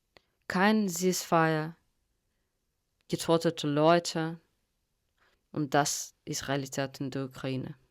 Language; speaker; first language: German; non-native, fluent; Russian